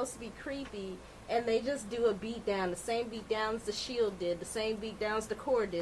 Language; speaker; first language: English; native; English